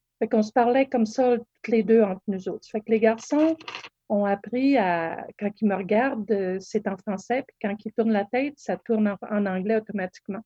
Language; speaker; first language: French; native; French